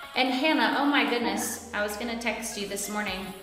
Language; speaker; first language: English; native; English